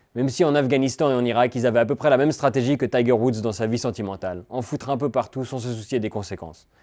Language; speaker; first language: French; native; French